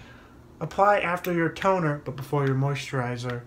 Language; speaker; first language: English; native; English